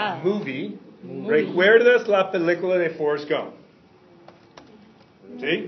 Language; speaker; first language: Spanish; non-native, fluent; English